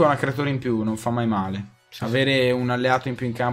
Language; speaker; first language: Italian; native; Italian